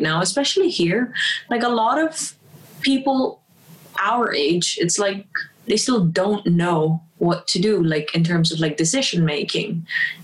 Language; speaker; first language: English; non-native, local second language; Filipino